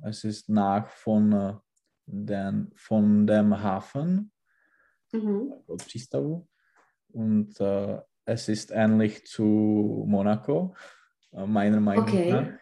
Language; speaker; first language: German; non-native, learner; Czech